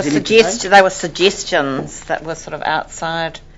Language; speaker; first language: English; native; English